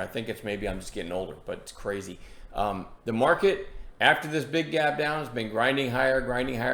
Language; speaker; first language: English; native; English